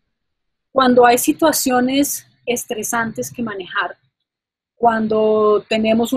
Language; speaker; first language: Spanish; native; Spanish